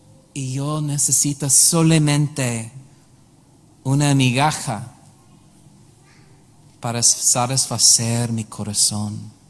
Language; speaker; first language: Spanish; non-native, learner; English